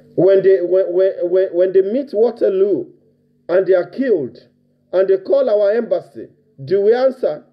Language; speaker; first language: English; non-native, local second language; Yoruba